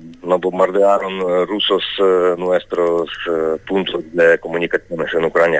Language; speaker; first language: Spanish; non-native, fluent; Ukrainian